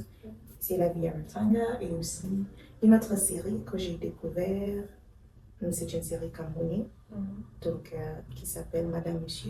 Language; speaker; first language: French; non-native, fluent; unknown